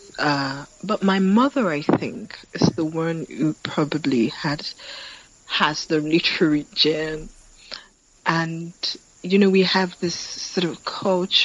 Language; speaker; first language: English; non-native, local second language; Yoruba